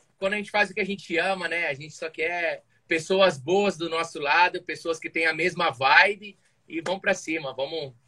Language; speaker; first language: Portuguese; native; Portuguese